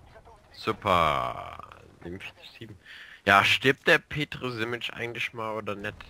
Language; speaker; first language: German; native; German